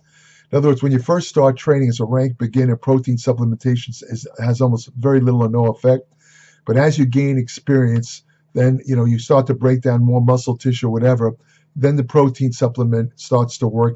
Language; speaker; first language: English; native; English